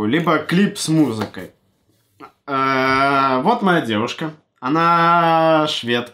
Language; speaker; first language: Russian; native; Russian